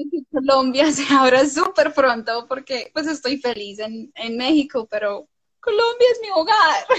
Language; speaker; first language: Spanish; non-native, fluent; English